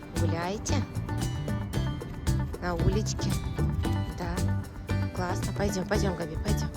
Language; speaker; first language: Russian; native; Russian